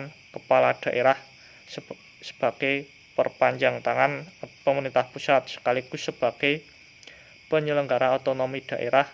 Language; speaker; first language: Indonesian; native; Indonesian